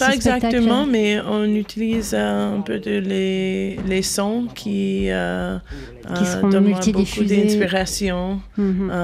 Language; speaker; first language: French; non-native, learner; English